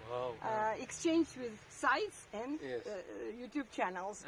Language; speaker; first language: English; non-native, learner; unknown